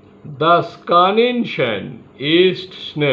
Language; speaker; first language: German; non-native, learner; Bangla